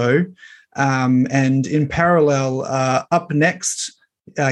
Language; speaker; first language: English; native; English